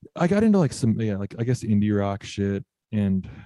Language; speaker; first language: English; native; English